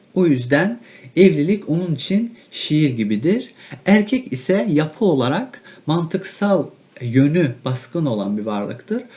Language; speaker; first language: Turkish; native; Turkish